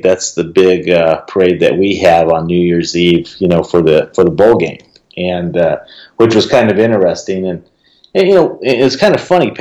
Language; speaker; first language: English; native; English